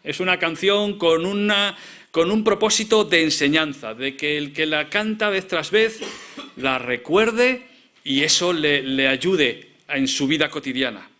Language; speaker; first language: Spanish; native; Spanish